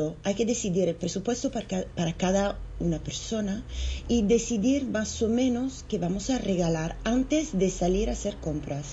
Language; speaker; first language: Spanish; non-native, fluent; Italian